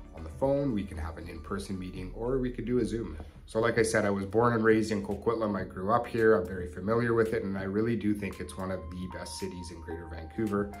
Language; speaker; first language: English; native; English